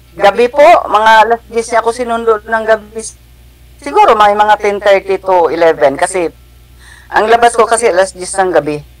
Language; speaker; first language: Filipino; non-native, local second language; Cebuano